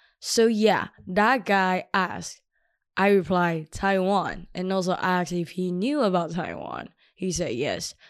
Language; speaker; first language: English; non-native, fluent; Chinese